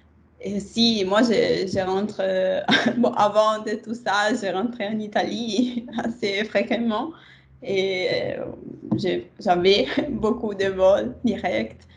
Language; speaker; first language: French; non-native, fluent; Italian